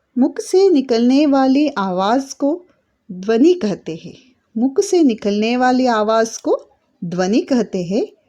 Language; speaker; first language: Hindi; non-native, local second language; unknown